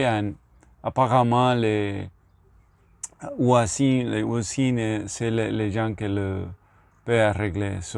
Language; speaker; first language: French; non-native, learner; Spanish